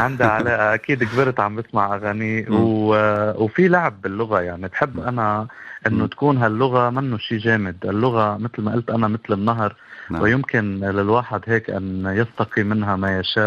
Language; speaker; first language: Arabic; native; Arabic